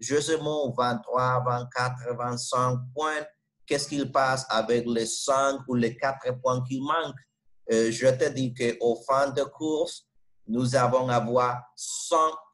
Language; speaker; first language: French; non-native, fluent; Spanish